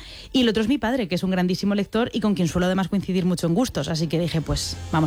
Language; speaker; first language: Spanish; native; Spanish